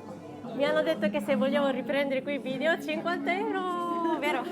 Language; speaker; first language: Italian; non-native, fluent; Japanese